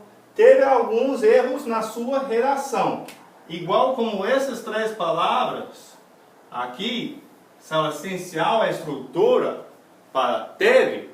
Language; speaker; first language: Portuguese; non-native, fluent; English